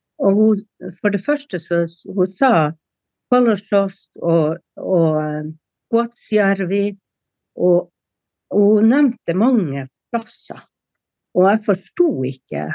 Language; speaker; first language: Norwegian; native; Norwegian